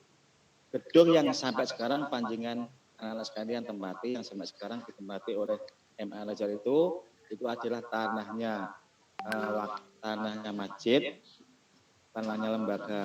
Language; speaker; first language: Indonesian; non-native, local second language; Javanese